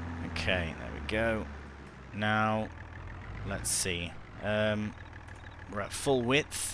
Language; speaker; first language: English; native; English